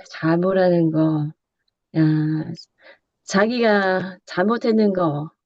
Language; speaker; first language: Korean; non-native, learner; Thai